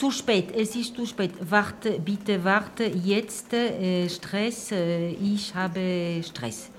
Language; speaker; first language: German; non-native, learner; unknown